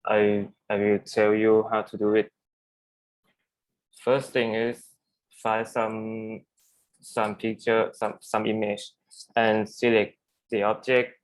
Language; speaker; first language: English; non-native, learner; Thai